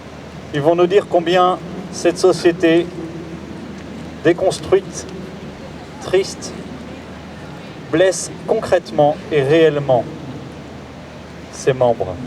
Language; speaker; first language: French; native; French